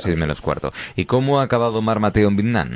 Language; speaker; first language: Spanish; native; Spanish